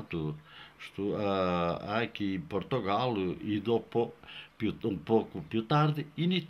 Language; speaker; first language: Italian; non-native, fluent; Portuguese